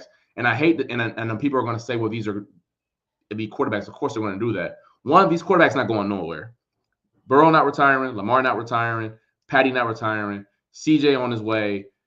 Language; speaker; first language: English; native; English